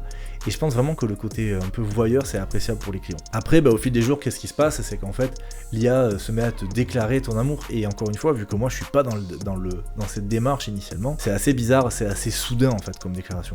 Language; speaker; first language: French; native; French